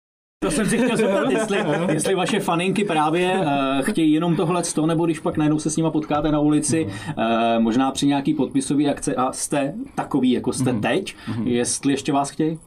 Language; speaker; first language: Czech; native; Czech